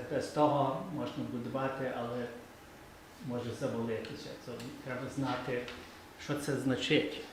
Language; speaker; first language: Ukrainian; early bilingual, heritage; Ukrainian